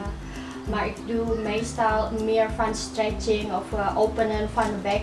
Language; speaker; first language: Dutch; non-native, learner; Indonesian